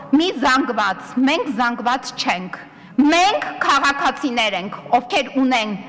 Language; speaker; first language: Armenian; native; Armenian